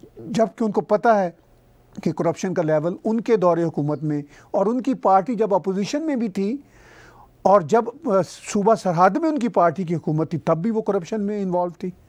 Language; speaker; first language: Urdu; non-native, local second language; Punjabi